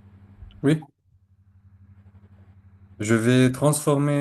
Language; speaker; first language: French; non-native, learner; Arabic